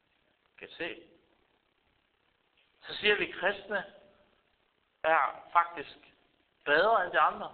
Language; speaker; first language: Danish; early bilingual, other home language; Arabic